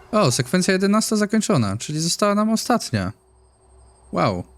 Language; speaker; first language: Polish; native; Polish